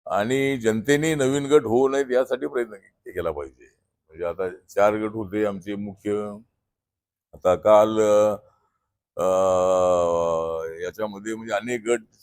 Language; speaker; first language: Marathi; native; Marathi